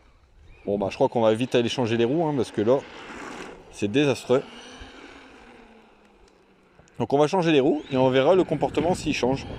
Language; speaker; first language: French; native; French